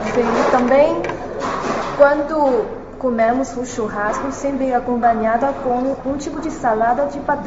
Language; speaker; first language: Portuguese; non-native, fluent; Chinese